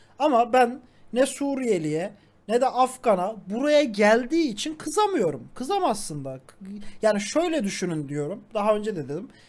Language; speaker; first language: Turkish; native; Turkish